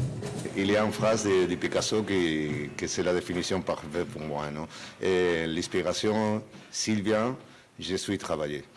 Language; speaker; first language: French; non-native, learner; Spanish